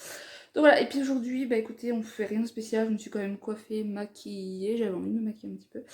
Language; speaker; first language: French; native; French